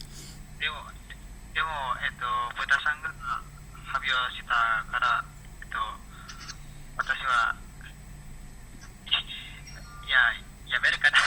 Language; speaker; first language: Japanese; non-native, learner; Indonesian